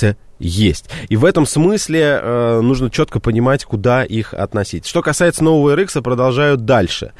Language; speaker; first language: Russian; native; Russian